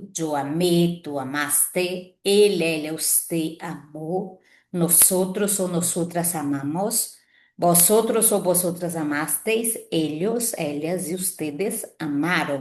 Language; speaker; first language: Spanish; non-native, fluent; Portuguese